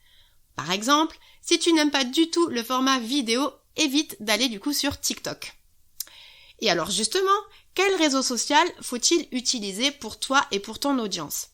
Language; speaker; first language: French; native; French